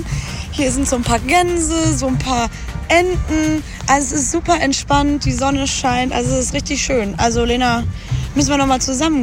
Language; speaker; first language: German; native; German